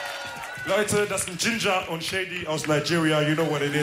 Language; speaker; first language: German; early bilingual, other home language; Wolof